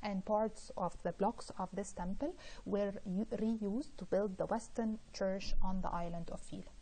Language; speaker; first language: English; non-native, fluent; Arabic